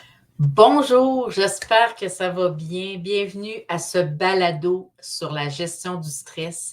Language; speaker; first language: French; native; French